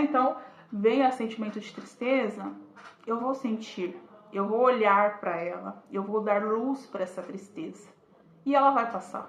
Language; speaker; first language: Portuguese; native; Portuguese